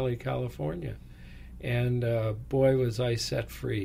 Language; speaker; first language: English; native; English